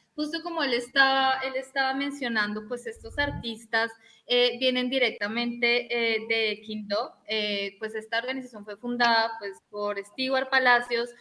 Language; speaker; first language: Spanish; native; Spanish